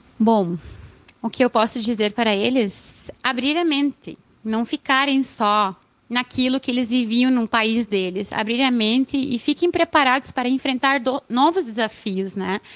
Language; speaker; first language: Portuguese; non-native, fluent; Arabic